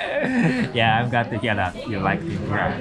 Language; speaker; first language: English; non-native, fluent; Japanese